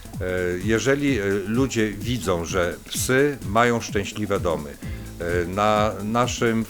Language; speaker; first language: Polish; native; Polish